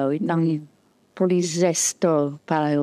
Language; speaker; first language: Greek; non-native, fluent; English